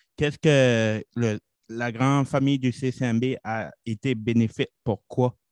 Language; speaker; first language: French; native; French